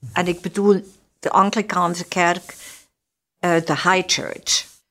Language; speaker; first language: Dutch; non-native, fluent; English